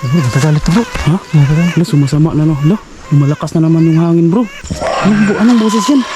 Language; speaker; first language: Filipino; native; Filipino